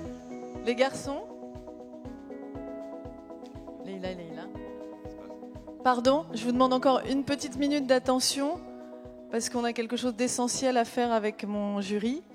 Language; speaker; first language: French; native; French